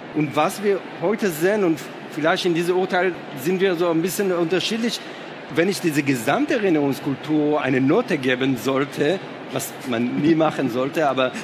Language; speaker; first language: German; non-native, fluent; Hebrew